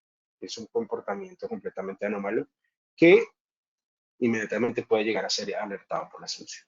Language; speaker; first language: Spanish; native; Spanish